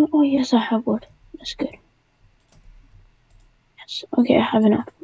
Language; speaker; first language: English; native; English